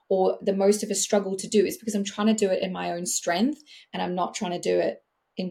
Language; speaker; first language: English; native; English